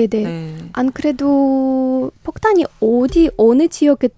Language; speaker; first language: Korean; non-native, learner; Ukrainian